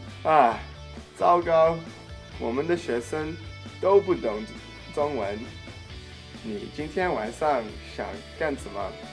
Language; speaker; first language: Chinese; non-native, learner; English